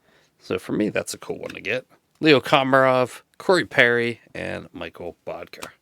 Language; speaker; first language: English; native; English